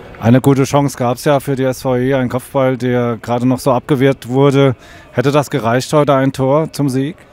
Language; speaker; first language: German; native; German